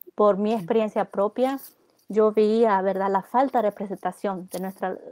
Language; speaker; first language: Spanish; early bilingual, heritage; Spanish